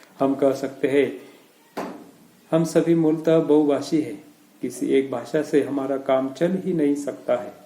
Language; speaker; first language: Hindi; non-native, local second language; Marathi